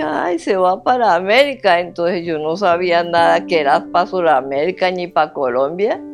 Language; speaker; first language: Spanish; early bilingual, other home language; Japanese